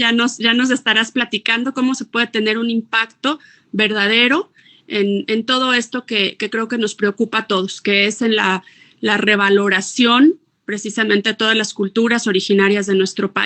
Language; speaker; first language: Spanish; native; Spanish